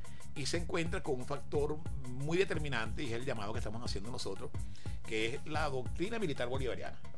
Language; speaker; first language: Spanish; native; Spanish